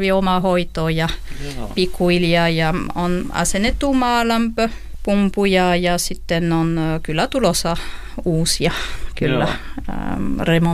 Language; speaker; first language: Finnish; non-native, learner; French